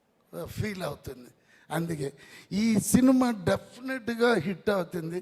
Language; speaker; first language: Telugu; non-native, learner; Tamil